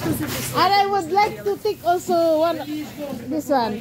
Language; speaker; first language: English; non-native, learner; Filipino